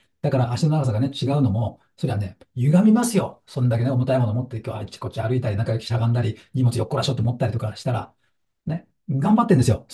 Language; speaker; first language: Japanese; native; Japanese